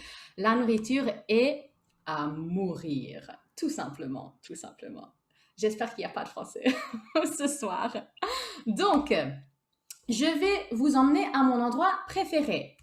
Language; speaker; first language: French; native; French